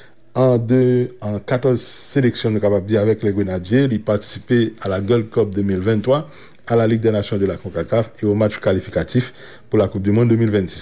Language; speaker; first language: French; non-native, local second language; Haitian Creole